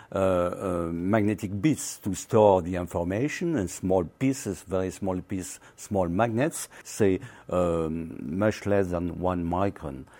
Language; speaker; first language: English; non-native, learner; French